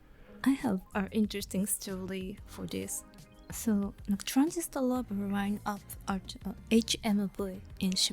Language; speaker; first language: English; non-native, learner; Japanese